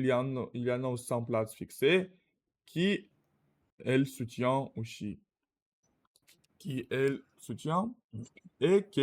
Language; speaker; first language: French; non-native, learner; Russian